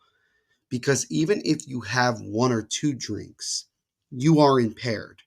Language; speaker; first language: English; native; English